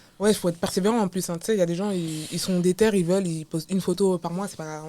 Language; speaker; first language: French; native; French